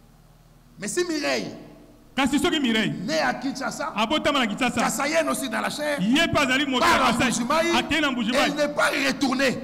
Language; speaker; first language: French; non-native, local second language; Lingala